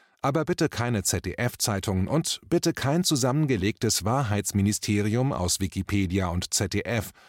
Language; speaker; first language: German; native; German